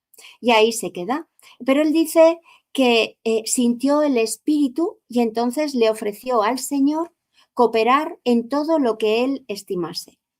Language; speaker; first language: Spanish; native; Spanish